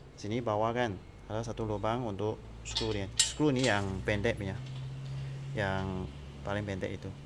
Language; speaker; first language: Malay; non-native, local second language; Chinese